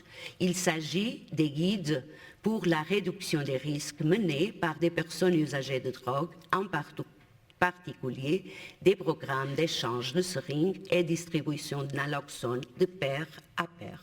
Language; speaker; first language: French; non-native, fluent; Portuguese